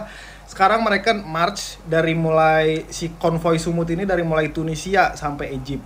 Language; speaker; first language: Indonesian; native; Indonesian